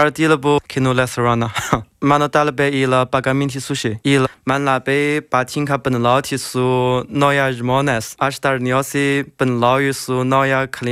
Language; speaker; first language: Lithuanian; non-native, learner; Chinese